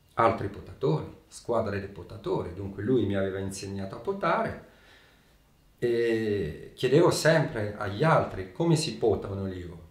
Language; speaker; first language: Italian; early bilingual, heritage; Italian